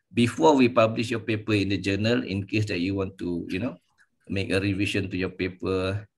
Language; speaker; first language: English; non-native, local second language; Malay